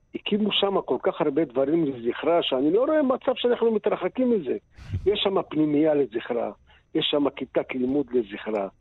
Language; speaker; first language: Hebrew; native; Hebrew